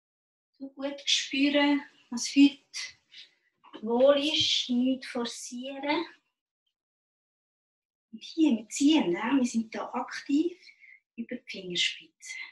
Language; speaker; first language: German; native; German